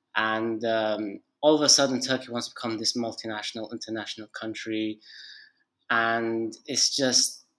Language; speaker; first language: English; non-native, fluent; Arabic